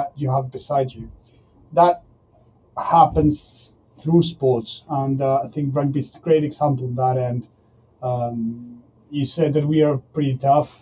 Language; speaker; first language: English; non-native, fluent; Spanish